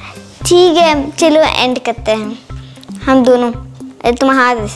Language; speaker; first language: Hindi; native; Hindi